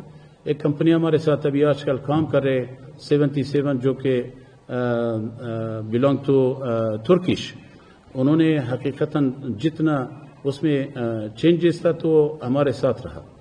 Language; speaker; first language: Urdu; non-native, fluent; Persian